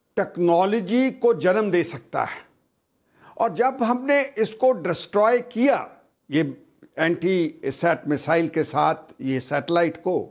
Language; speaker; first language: Hindi; non-native, local second language; Punjabi